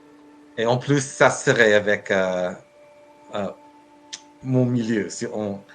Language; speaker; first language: French; non-native, learner; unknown